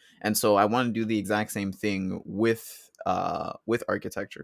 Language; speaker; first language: English; early bilingual, other home language; Spanish